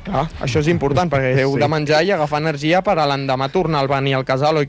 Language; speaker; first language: Catalan; native; Catalan